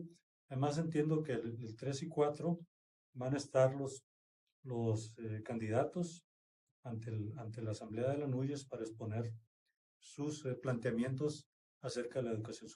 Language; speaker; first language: Spanish; native; Spanish